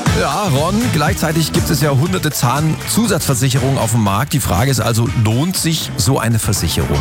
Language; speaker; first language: German; native; German